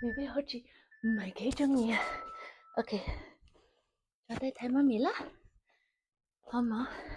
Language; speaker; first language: Cantonese; early bilingual, heritage; Cantonese